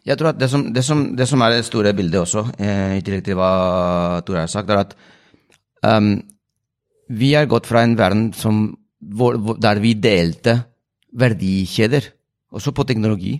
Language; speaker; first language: Norwegian; non-native, fluent; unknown